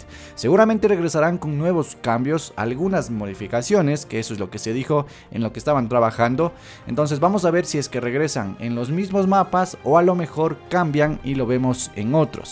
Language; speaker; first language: Spanish; native; Spanish